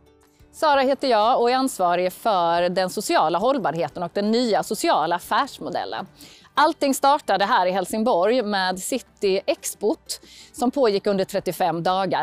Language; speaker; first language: Swedish; native; Swedish